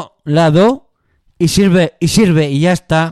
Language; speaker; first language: Spanish; native; Spanish